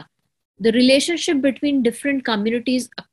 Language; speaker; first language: English; non-native, local second language; Hindi